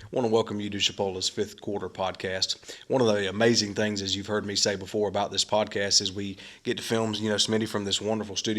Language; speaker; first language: English; native; English